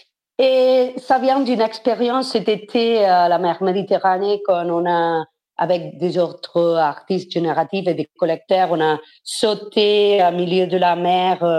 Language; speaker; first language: French; non-native, fluent; Spanish